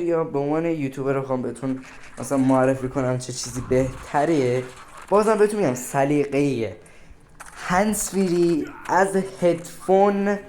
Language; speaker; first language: Persian; native; Persian